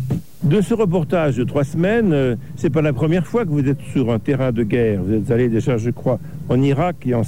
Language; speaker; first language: French; native; French